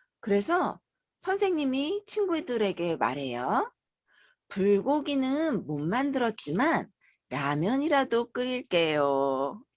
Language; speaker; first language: Korean; native; Korean